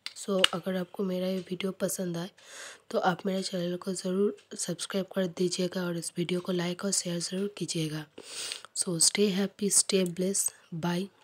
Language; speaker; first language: Hindi; non-native, local second language; Bangla